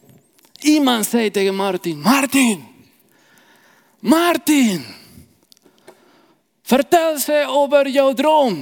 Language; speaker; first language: Dutch; non-native, fluent; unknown